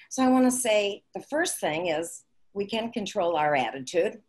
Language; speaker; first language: English; native; English